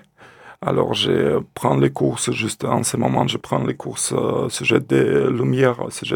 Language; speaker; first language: French; non-native, learner; Russian